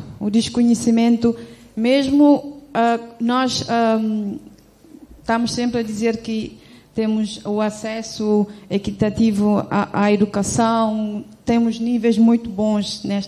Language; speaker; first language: Portuguese; non-native, local second language; Kabuverdianu